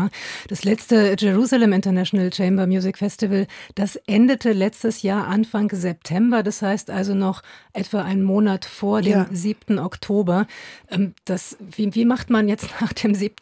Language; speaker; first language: German; native; German